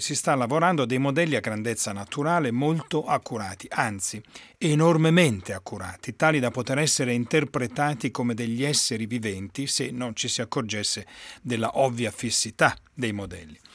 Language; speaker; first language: Italian; native; Italian